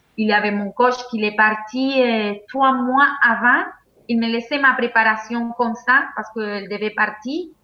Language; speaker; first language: French; non-native, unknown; Spanish